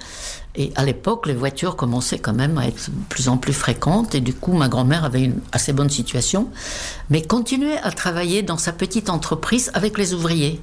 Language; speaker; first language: French; non-native, fluent; Czech